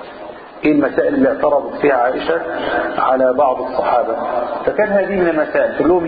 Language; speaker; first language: Arabic; native; Arabic